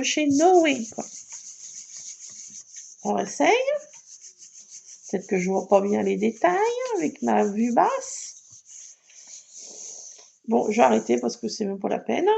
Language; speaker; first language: French; native; French